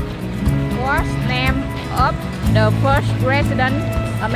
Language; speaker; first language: English; non-native, learner; Vietnamese